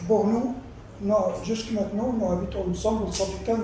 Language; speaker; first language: French; non-native, learner; Arabic